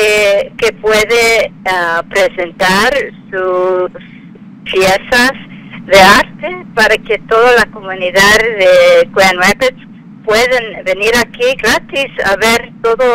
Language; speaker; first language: Spanish; non-native, fluent; English